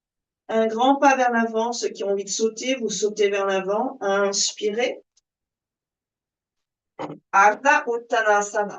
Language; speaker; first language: French; native; French